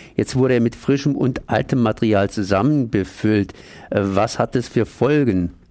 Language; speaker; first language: German; native; German